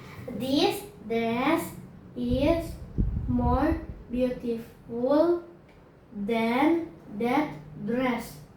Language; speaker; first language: English; non-native, learner; Indonesian